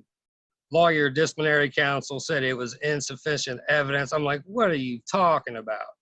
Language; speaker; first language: English; native; English